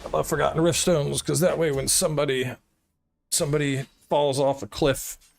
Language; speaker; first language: English; native; English